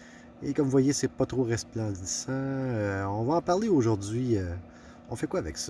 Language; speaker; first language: French; native; French